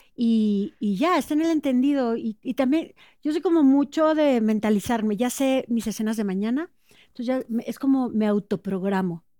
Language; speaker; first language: Spanish; native; Spanish